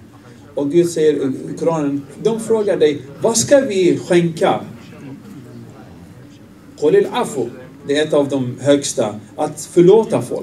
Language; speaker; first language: Swedish; non-native, fluent; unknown